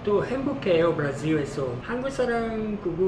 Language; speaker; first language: Korean; non-native, learner; Portuguese